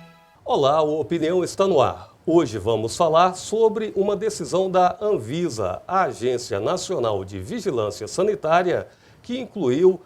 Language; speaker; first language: Portuguese; native; Portuguese